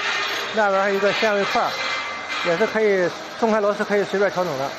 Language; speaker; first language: Chinese; native; Chinese